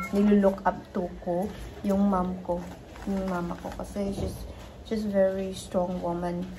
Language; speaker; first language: Filipino; non-native, local second language; Cebuano